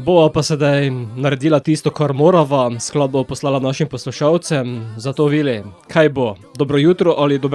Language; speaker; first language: Slovenian; native; Slovenian